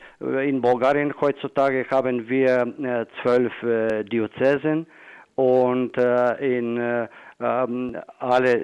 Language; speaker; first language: German; non-native, fluent; Bulgarian